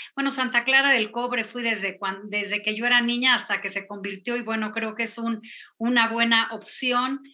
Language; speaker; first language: Spanish; native; Spanish